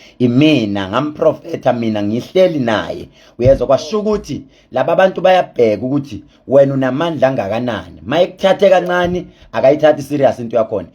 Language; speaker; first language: Zulu; native; Zulu